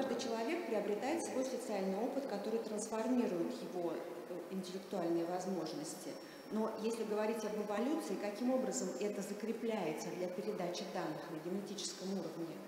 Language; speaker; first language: Russian; native; Russian